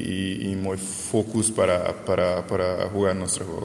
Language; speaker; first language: Spanish; non-native, learner; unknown